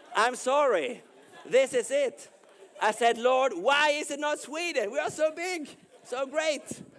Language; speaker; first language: English; non-native, fluent; Swedish